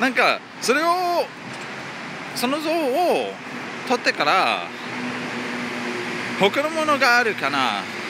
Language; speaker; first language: Japanese; non-native, fluent; English